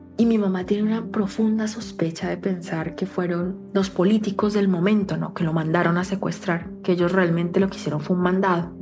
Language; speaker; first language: Spanish; native; Spanish